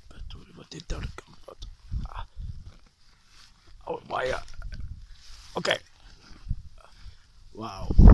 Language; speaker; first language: Welsh; non-native, learner; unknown